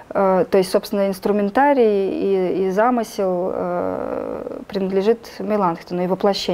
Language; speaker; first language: Russian; native; Russian